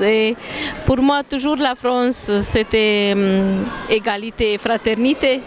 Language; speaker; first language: French; non-native, fluent; Romanian